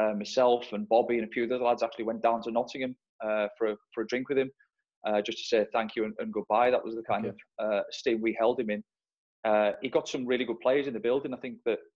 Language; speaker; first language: English; native; English